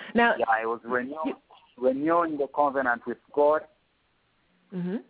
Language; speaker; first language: English; non-native, local second language; Ganda